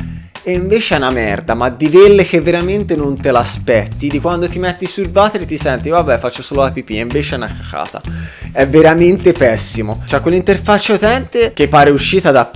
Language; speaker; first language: Italian; native; Italian